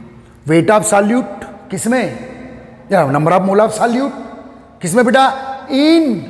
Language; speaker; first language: Hindi; native; Hindi